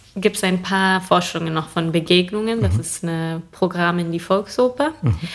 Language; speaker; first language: German; non-native, fluent; English